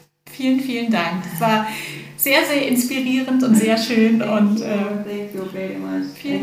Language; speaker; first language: German; native; German